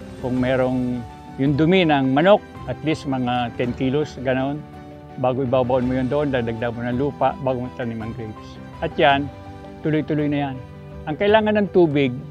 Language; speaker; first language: Filipino; native; Filipino